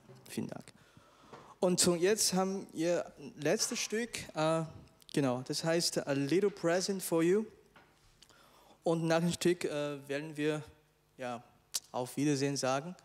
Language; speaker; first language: German; non-native, fluent; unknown